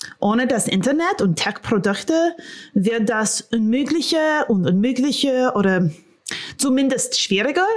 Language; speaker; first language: German; non-native, fluent; English